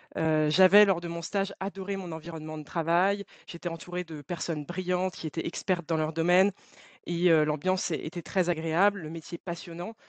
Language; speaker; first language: French; native; French